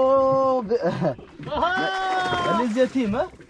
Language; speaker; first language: English; non-native, learner; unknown